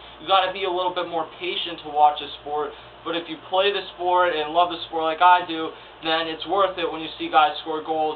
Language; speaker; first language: English; native; English